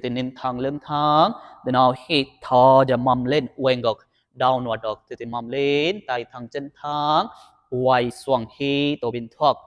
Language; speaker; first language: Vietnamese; non-native, learner; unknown